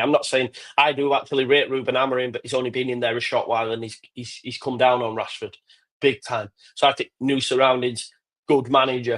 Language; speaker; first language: English; native; English